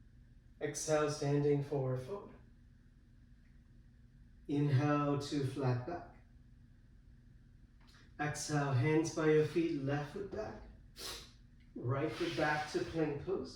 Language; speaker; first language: English; native; English